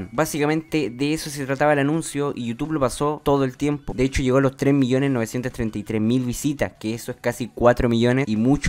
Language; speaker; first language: Spanish; native; Spanish